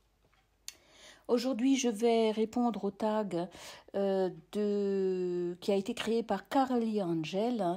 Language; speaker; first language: French; native; French